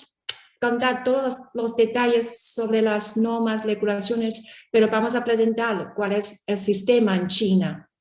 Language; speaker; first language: Spanish; non-native, learner; Chinese